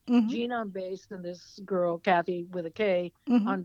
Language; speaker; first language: English; native; English